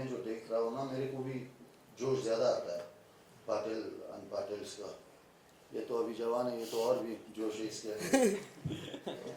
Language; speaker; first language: Hindi; non-native, fluent; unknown